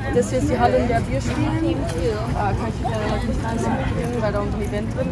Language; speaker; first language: German; native; German